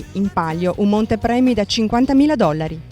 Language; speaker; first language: Italian; native; Italian